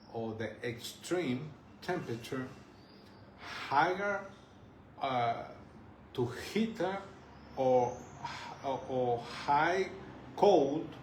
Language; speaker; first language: English; non-native, learner; Spanish